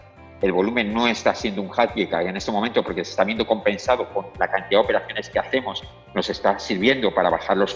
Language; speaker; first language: Spanish; native; Spanish